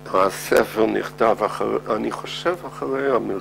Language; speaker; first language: Hebrew; non-native, fluent; Dutch